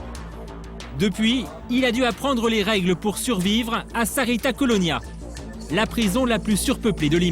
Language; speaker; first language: French; native; French